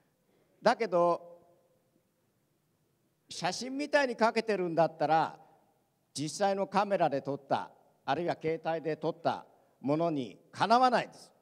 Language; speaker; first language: Japanese; native; Japanese